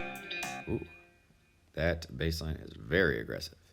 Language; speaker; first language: English; native; English